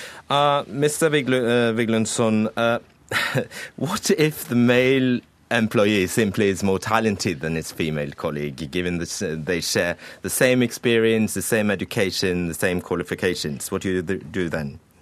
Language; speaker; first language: English; non-native, fluent; Norwegian